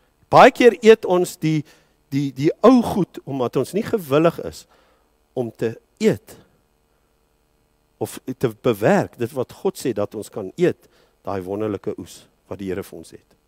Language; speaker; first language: Afrikaans; early bilingual, heritage; Afrikaans